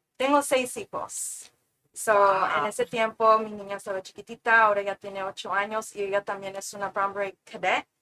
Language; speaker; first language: Spanish; early bilingual, heritage; Spanish